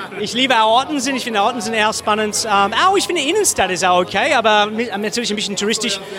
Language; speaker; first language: German; non-native, fluent; English